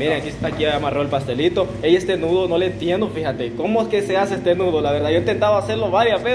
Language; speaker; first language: Spanish; native; Spanish